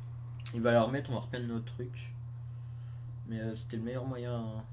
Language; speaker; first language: French; native; French